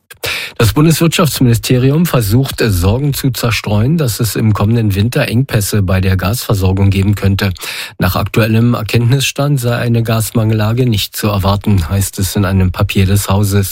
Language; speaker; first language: German; native; German